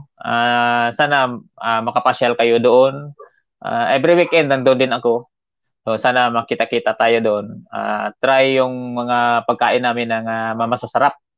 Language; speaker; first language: Filipino; non-native, local second language; Hiligaynon